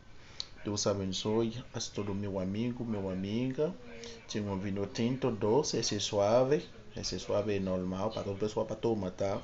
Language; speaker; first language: Portuguese; non-native, learner; Haitian Creole